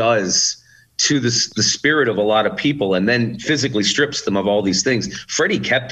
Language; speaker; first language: English; native; English